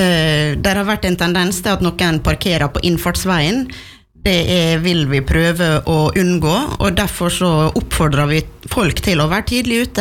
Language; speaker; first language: Norwegian; native; Norwegian